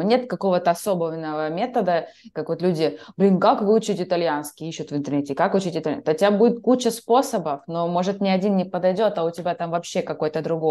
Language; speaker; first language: Russian; native; Russian